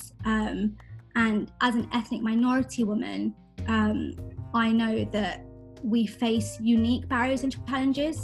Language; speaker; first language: English; native; English